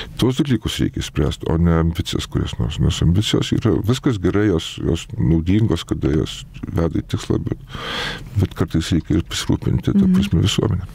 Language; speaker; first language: Lithuanian; native; Lithuanian